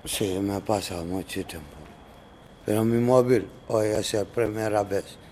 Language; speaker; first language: Spanish; non-native, learner; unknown